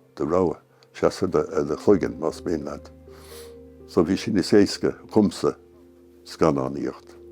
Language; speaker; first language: Irish; non-native, local second language; English